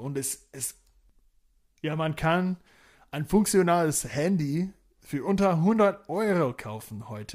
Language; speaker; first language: German; non-native, fluent; English